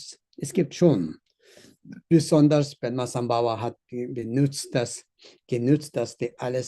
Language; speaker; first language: German; non-native, learner; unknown